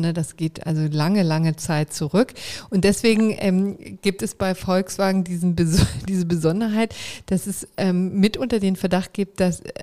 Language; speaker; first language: German; native; German